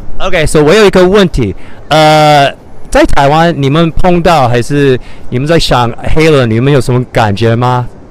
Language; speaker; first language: Chinese; early bilingual, other home language; English